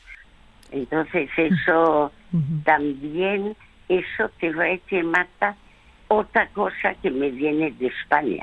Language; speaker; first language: Spanish; early bilingual, other home language; French